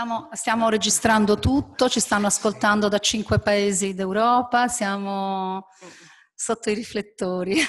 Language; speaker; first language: Italian; native; Italian